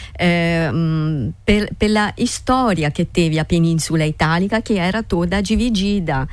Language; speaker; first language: Portuguese; non-native, fluent; Italian